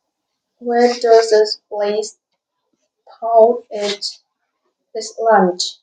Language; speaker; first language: English; non-native, learner; Vietnamese